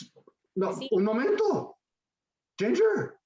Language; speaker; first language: Spanish; non-native, fluent; English